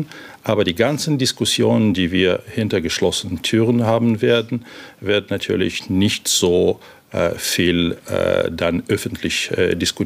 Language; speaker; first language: German; non-native, fluent; Ukrainian